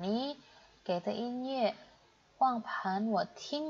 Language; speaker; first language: Chinese; non-native, fluent; Indonesian